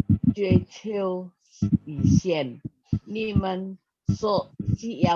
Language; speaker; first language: Chinese; non-native, learner; Indonesian